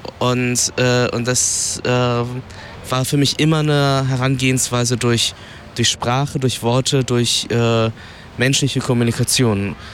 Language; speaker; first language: German; early bilingual, other home language; Vietnamese